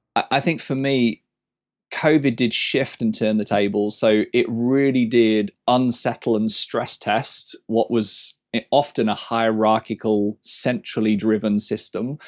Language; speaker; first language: English; native; English